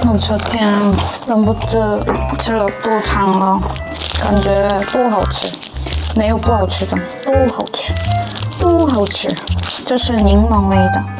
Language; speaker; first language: Chinese; non-native, learner; Korean